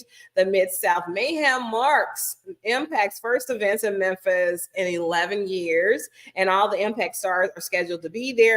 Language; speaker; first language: English; native; English